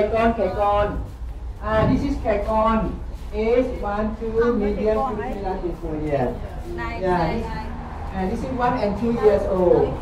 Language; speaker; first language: English; non-native, learner; Thai